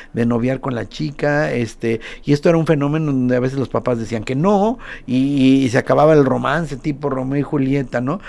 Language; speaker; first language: Spanish; native; Spanish